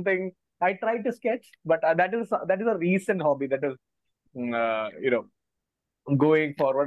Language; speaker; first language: English; non-native, local second language; Malayalam